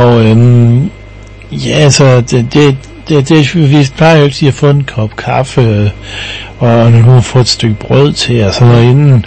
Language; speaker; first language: Danish; native; Danish